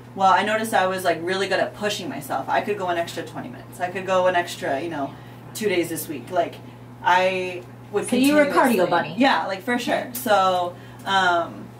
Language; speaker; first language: English; native; English